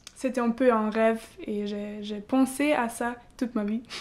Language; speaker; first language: French; non-native, learner; German